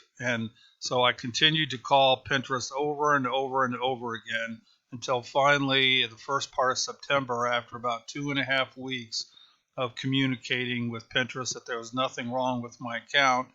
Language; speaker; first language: English; native; English